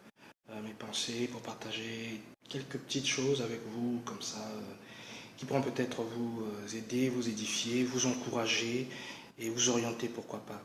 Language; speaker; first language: French; non-native, local second language; Lingala